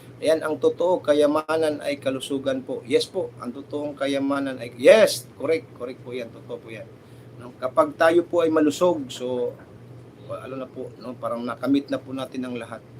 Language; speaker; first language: Filipino; native; Filipino